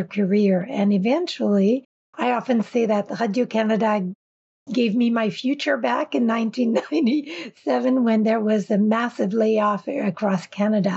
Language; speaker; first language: English; non-native, fluent; French